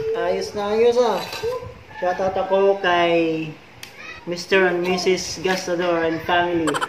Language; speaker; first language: Filipino; non-native, local second language; Cebuano